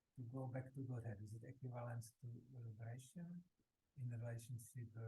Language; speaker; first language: English; non-native, fluent; Czech